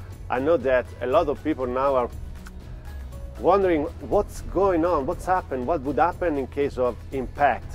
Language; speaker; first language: English; non-native, fluent; Italian